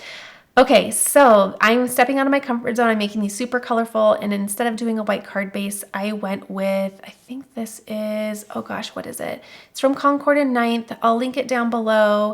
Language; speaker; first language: English; native; English